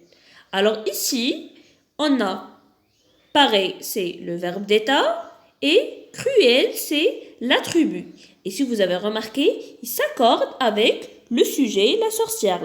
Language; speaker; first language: French; non-native, local second language; Arabic